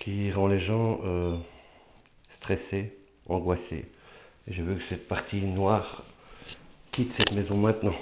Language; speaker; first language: French; native; French